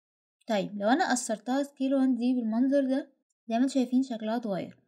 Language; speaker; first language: Arabic; native; Arabic